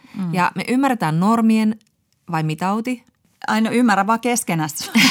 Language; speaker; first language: Finnish; native; Finnish